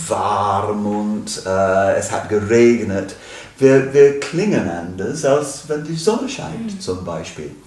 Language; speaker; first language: German; non-native, fluent; English